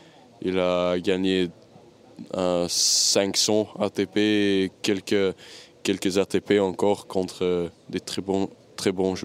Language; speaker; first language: French; non-native, local second language; Dutch